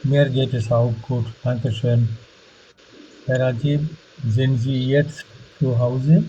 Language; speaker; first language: German; non-native, fluent; Bangla